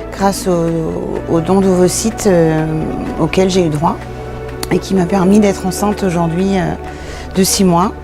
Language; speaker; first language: French; native; French